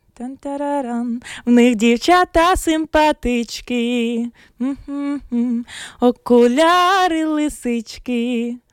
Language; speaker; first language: Ukrainian; non-native, local second language; Russian